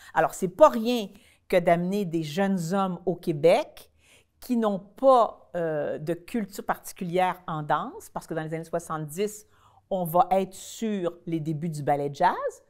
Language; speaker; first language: French; native; French